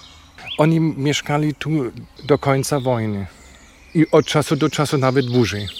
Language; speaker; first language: Polish; non-native, fluent; German